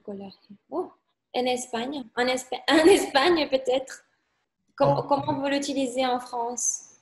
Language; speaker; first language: French; non-native, fluent; Spanish